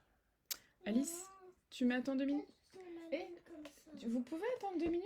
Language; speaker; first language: French; native; French